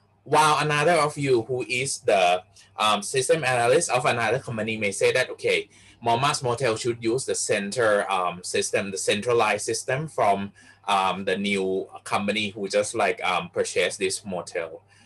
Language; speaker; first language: English; non-native, fluent; Thai